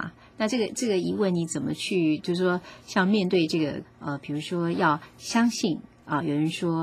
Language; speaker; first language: Chinese; native; Chinese